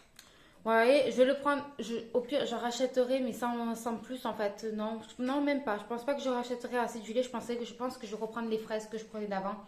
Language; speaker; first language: French; native; French